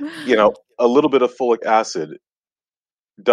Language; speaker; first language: English; non-native, local second language; Akan